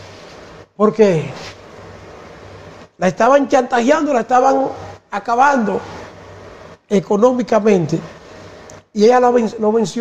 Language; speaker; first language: Spanish; native; Spanish